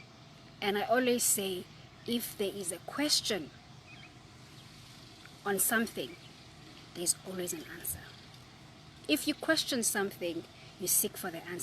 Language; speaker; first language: English; non-native, local second language; Zulu